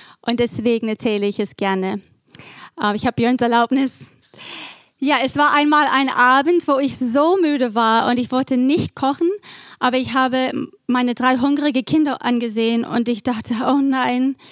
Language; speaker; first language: German; non-native, fluent; English